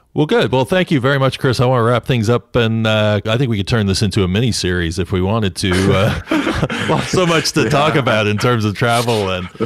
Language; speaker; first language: English; native; English